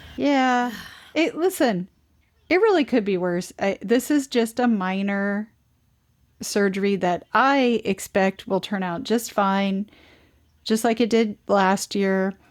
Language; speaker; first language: English; native; English